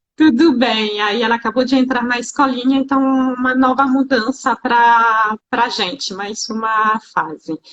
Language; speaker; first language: Portuguese; non-native, fluent; French